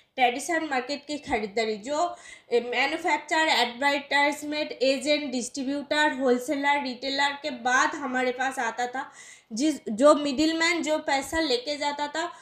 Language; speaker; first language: Hindi; non-native, local second language; Bangla